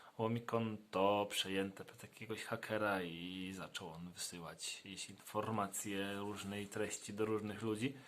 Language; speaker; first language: Polish; native; Polish